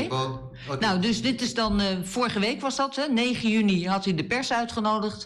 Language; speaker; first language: Dutch; native; Dutch